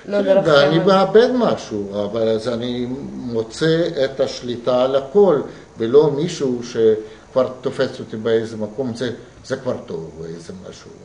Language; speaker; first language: Hebrew; non-native, fluent; Russian